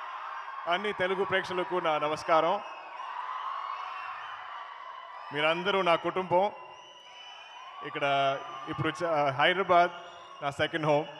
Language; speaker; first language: Telugu; non-native, learner; Malayalam